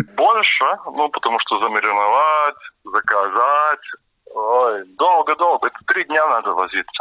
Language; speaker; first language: Russian; non-native, local second language; Latvian